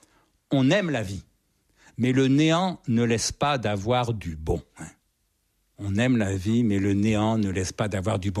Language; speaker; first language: French; native; French